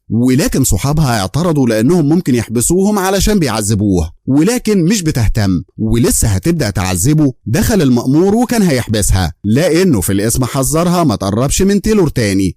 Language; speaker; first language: Arabic; native; Arabic